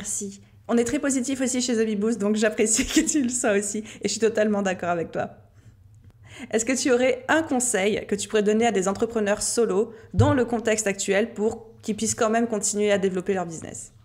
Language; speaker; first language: French; native; French